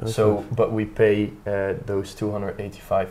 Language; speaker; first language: English; non-native, fluent; Dutch